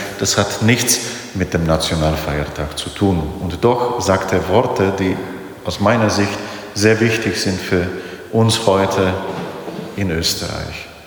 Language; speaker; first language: German; non-native, fluent; Polish